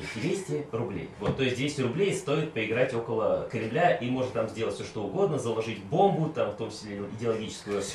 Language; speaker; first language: Russian; native; Russian